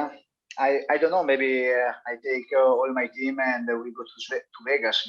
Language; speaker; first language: English; non-native, learner; Italian